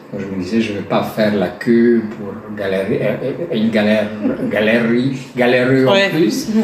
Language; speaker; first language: French; non-native, fluent; Hungarian